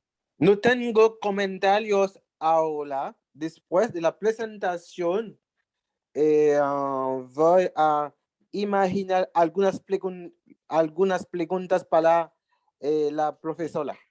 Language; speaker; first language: Spanish; non-native, fluent; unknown